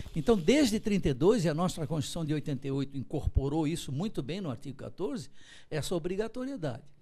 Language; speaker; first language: Portuguese; non-native, local second language; German